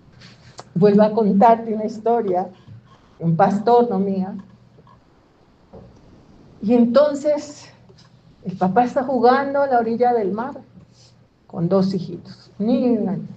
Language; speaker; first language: Spanish; native; Spanish